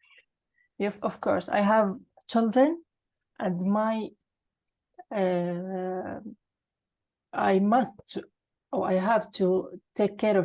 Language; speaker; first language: English; non-native, learner; Arabic